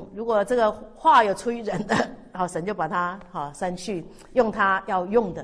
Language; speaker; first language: Chinese; native; Chinese